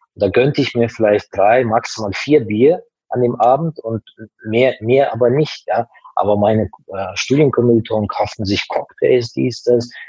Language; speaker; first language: German; non-native, fluent; Azerbaijani